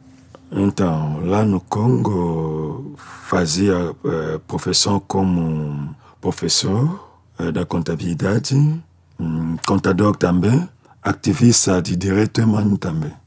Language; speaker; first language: Portuguese; non-native, learner; Lingala